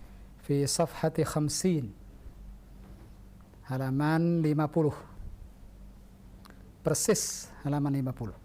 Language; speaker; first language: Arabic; non-native, fluent; Indonesian